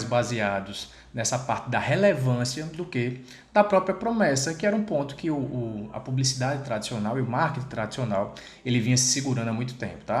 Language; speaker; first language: Portuguese; native; Portuguese